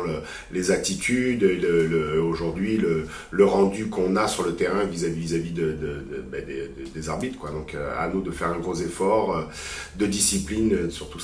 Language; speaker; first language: French; native; French